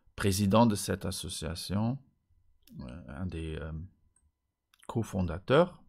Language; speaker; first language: French; non-native, fluent; Luxembourgish